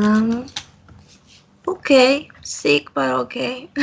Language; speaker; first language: English; non-native, learner; Spanish